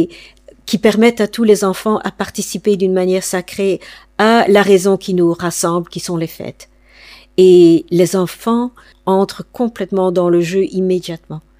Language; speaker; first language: French; non-native, fluent; English